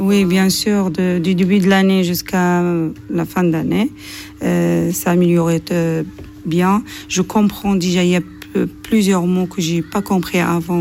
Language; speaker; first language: French; non-native, learner; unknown